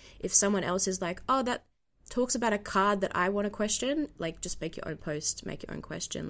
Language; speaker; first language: English; native; English